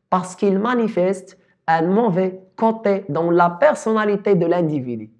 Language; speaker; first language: French; non-native, local second language; Arabic